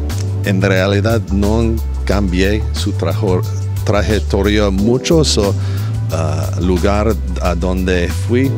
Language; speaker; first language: Spanish; non-native, learner; English